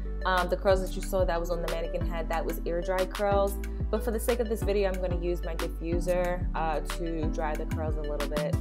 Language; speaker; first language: English; native; English